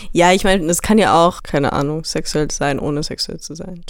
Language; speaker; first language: German; native; German